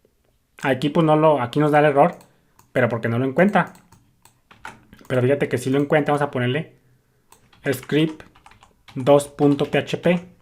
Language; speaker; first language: Spanish; native; Spanish